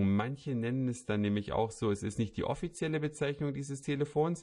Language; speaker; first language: German; native; German